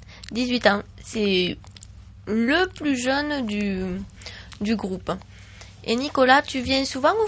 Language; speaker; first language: French; native; French